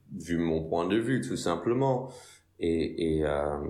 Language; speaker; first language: French; non-native, fluent; English